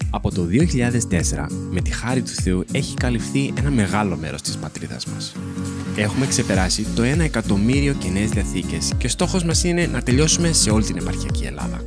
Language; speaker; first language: Greek; native; Greek